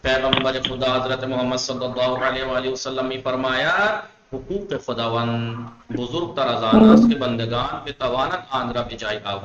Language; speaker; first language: Persian; non-native, fluent; Urdu